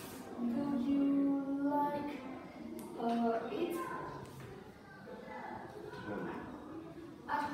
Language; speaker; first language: English; non-native, learner; Vietnamese